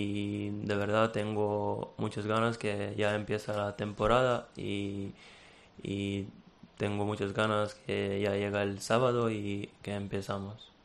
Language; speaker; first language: Spanish; non-native, fluent; Serbian